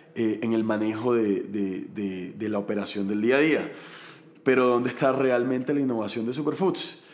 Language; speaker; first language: Spanish; native; Spanish